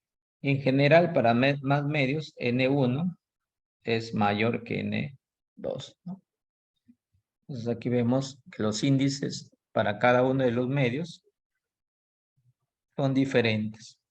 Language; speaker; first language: Spanish; native; Spanish